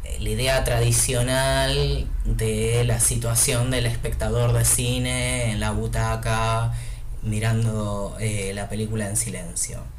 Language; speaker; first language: Spanish; native; Spanish